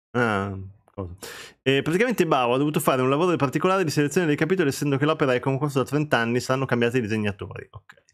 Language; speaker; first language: Italian; native; Italian